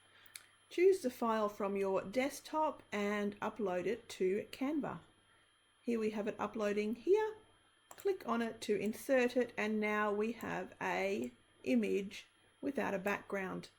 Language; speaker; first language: English; native; English